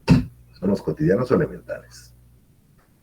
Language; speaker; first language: Spanish; native; Spanish